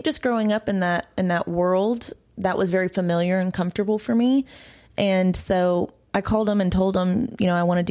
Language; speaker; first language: English; native; English